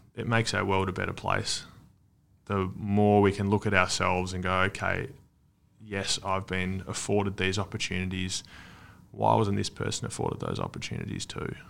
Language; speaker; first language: English; native; English